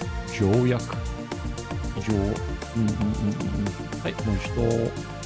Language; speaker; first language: Japanese; non-native, learner; English